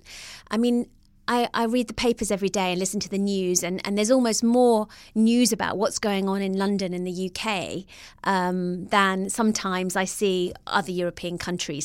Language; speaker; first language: English; native; English